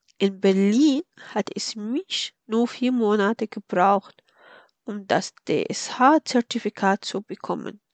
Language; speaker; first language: German; non-native, fluent; Arabic